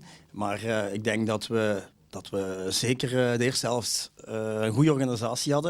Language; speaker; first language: Dutch; native; Dutch